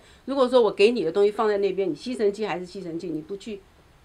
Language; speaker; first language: Chinese; native; Chinese